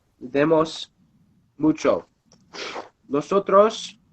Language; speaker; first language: Spanish; non-native, learner; English